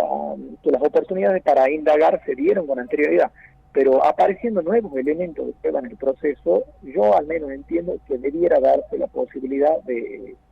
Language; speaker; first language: Spanish; native; Spanish